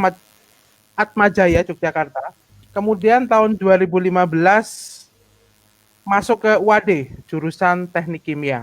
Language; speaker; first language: Indonesian; native; Indonesian